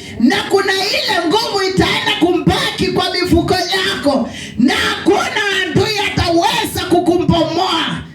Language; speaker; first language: Swahili; non-native, local second language; Kamba